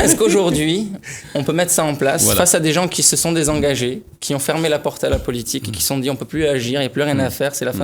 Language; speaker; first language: French; native; French